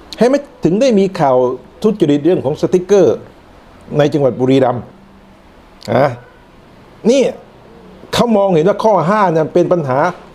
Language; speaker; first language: Thai; non-native, local second language; Northern Khmer